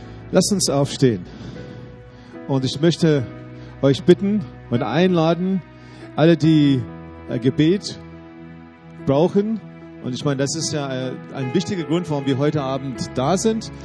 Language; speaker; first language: German; native; German